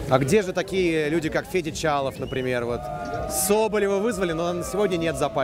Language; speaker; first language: Russian; native; Russian